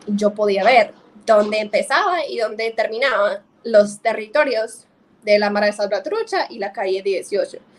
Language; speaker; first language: Spanish; non-native, fluent; English